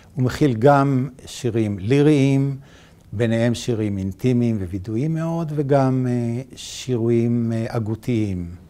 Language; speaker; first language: Hebrew; native; Hebrew